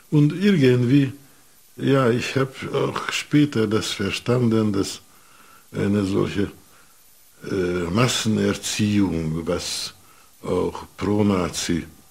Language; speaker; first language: German; non-native, fluent; Hungarian